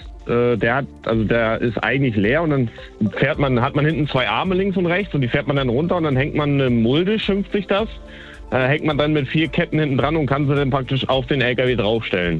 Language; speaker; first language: German; native; German